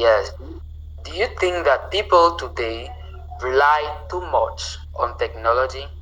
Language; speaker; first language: English; non-native, local second language; French